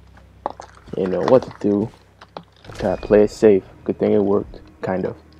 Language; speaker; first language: English; native; English